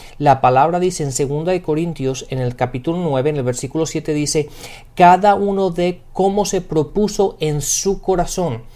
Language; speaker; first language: Spanish; early bilingual, heritage; Spanish